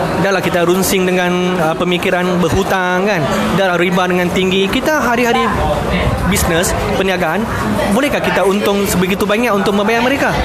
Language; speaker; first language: Malay; non-native, local second language; Chinese